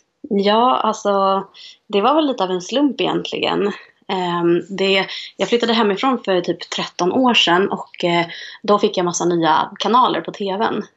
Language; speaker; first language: Swedish; native; Swedish